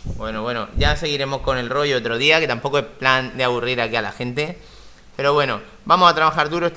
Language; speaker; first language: Spanish; native; Spanish